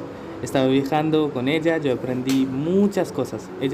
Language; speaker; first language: Spanish; non-native, learner; Hindi